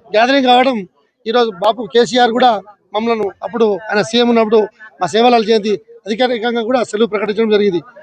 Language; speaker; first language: Telugu; non-native, local second language; Lambadi